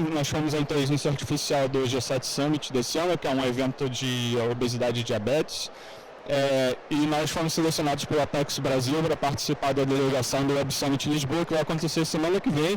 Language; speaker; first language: Portuguese; native; Portuguese